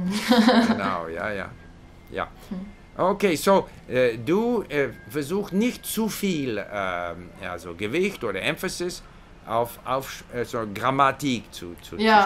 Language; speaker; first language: German; non-native, learner; English